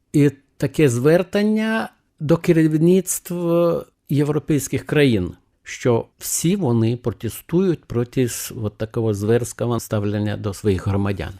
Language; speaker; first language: Ukrainian; non-native, fluent; Lithuanian